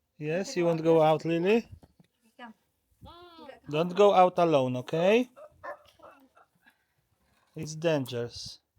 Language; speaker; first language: English; non-native, learner; Polish